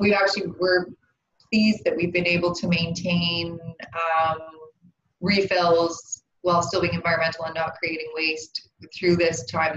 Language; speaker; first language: English; native; English